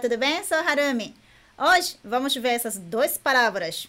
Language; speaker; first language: Portuguese; non-native, fluent; Japanese